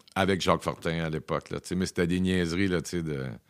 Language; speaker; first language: French; native; French